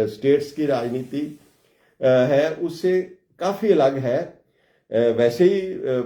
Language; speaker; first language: Hindi; non-native, local second language; Punjabi